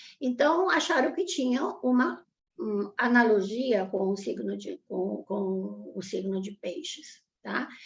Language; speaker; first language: Portuguese; early bilingual, other home language; Italian